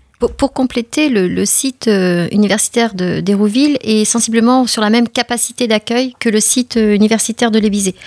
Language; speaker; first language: French; native; French